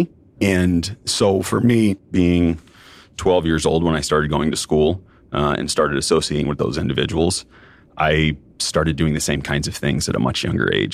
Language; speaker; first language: English; native; English